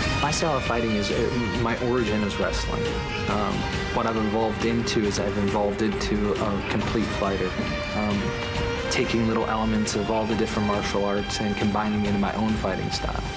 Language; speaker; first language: English; native; English